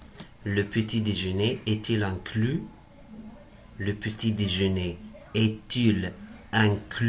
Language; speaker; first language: French; non-native, fluent; Arabic